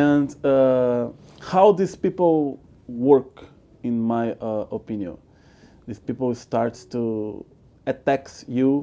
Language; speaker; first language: English; non-native, learner; Portuguese